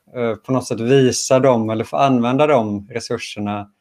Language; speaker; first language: Swedish; native; Swedish